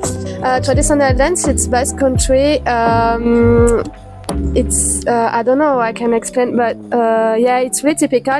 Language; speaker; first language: English; non-native, fluent; French